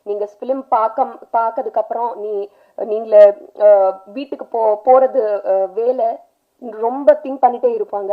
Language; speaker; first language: Tamil; non-native, learner; Telugu